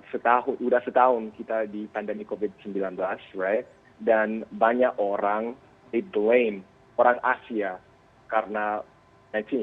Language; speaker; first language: Indonesian; early bilingual, heritage; Indonesian